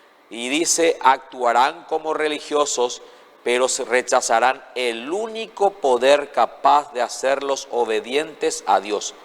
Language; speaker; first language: Spanish; native; Spanish